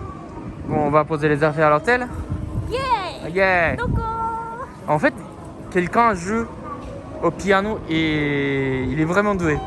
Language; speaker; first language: French; non-native, fluent; Japanese